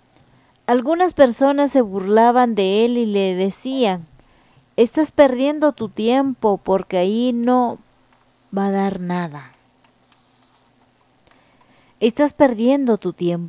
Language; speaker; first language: Spanish; native; Spanish